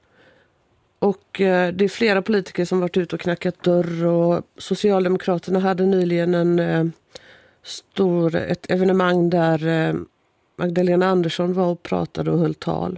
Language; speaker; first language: Swedish; native; Swedish